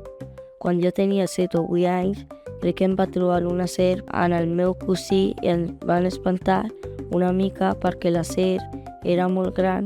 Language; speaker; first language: Catalan; non-native, learner; Spanish